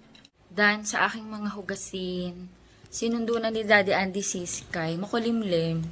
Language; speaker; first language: Filipino; native; Filipino